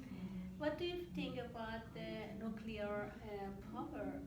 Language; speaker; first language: English; non-native, learner; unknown